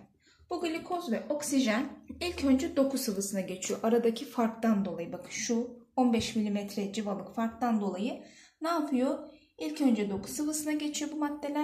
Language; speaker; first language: Turkish; native; Turkish